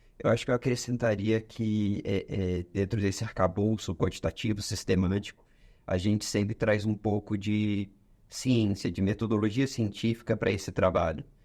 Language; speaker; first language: Portuguese; native; Portuguese